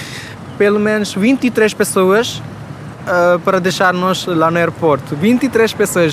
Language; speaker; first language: Portuguese; non-native, fluent; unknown